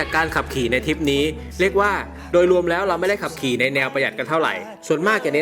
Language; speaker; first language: Thai; native; Thai